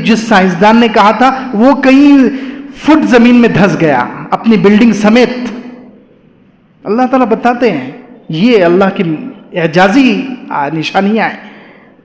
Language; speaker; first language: Urdu; native; Urdu